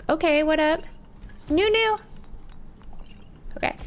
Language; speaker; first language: English; native; English